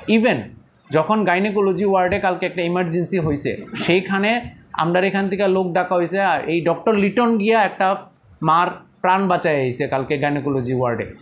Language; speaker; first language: Bangla; native; Bangla